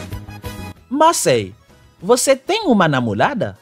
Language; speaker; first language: Portuguese; non-native, local second language; Haitian Creole